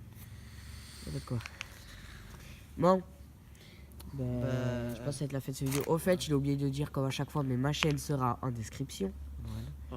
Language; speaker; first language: French; native; French